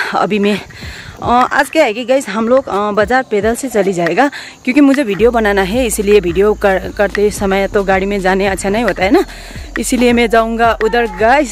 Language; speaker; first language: Hindi; non-native, local second language; Nepali